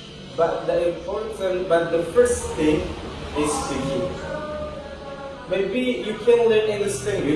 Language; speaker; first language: English; non-native, learner; Indonesian